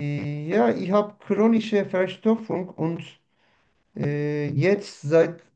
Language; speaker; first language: German; non-native, learner; Turkish